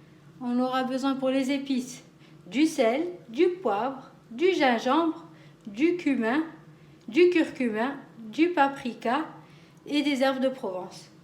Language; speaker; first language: French; native; French